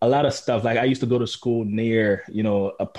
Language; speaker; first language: English; non-native, local second language; Igbo